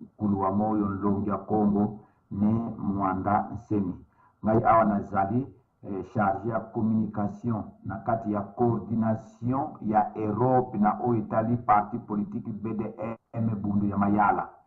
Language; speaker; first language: Lingala; non-native, local second language; Kongo